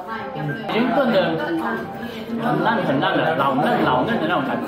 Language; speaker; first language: Chinese; non-native, local second language; Min Nan Chinese